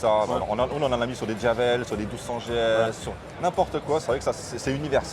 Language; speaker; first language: French; native; French